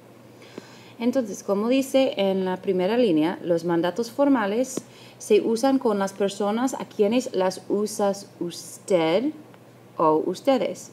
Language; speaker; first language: Spanish; non-native, fluent; English